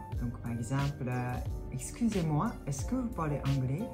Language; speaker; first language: French; non-native, fluent; Japanese